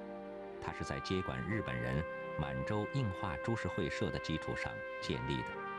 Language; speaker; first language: Chinese; native; Chinese